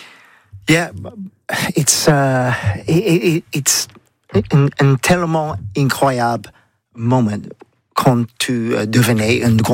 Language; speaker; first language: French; non-native, learner; English